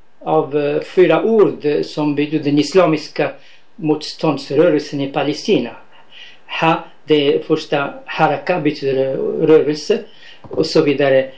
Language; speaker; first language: Swedish; non-native, fluent; Arabic